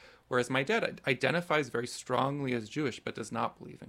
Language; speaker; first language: English; native; English